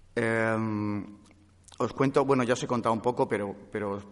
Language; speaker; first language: Spanish; native; Spanish